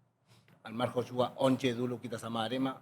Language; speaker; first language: Indonesian; non-native, fluent; Spanish